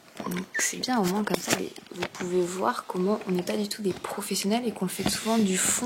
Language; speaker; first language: French; native; French